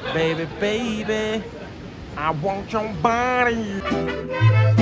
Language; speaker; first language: English; early bilingual, other home language; Spanish